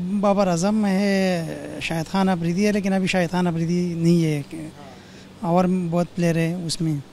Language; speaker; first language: Urdu; non-native, fluent; Bangla